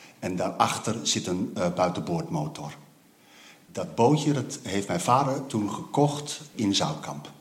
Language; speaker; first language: Dutch; native; Dutch